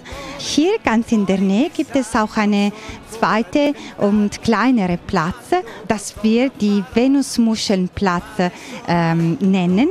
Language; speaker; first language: German; non-native, fluent; Italian